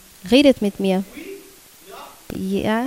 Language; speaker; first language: German; non-native, fluent; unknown